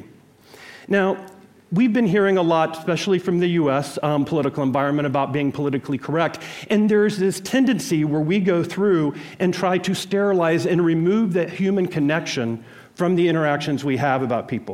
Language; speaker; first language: English; native; English